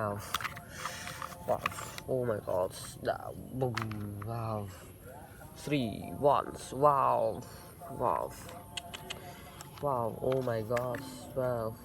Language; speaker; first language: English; non-native, learner; Vietnamese